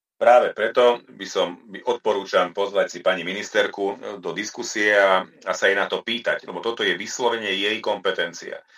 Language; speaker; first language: Slovak; non-native, local second language; Hungarian